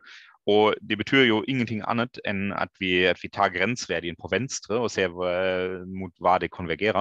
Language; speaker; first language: Norwegian; non-native, fluent; German